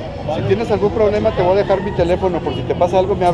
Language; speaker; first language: Spanish; native; Spanish